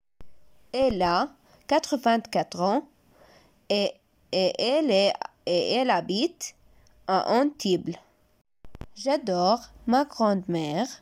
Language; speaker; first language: French; non-native, learner; Arabic